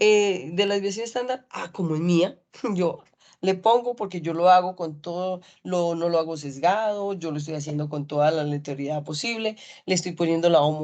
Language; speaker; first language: Spanish; native; Spanish